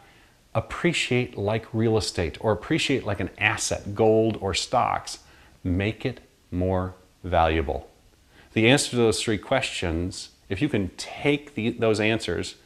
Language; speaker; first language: English; native; English